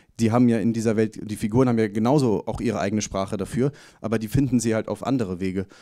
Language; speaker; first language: German; native; German